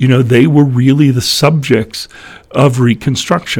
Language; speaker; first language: English; native; English